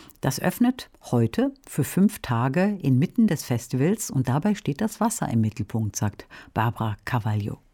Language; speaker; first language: German; native; German